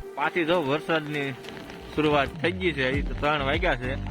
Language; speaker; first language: Gujarati; native; Gujarati